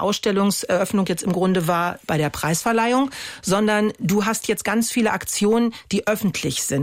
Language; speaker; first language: German; native; German